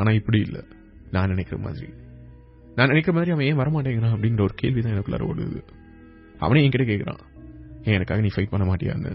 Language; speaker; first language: Tamil; native; Tamil